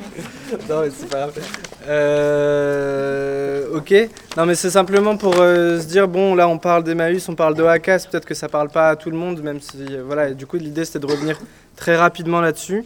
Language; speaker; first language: French; native; French